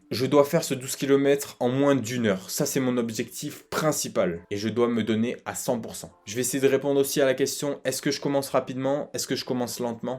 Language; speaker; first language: French; native; French